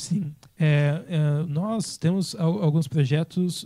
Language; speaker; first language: Portuguese; native; Portuguese